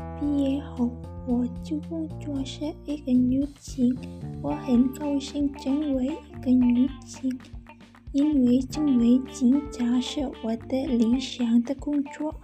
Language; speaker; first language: Chinese; non-native, learner; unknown